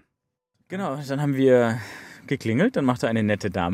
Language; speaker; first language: German; native; German